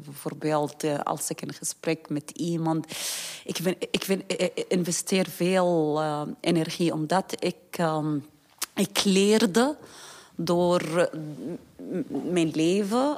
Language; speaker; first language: Dutch; non-native, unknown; Arabic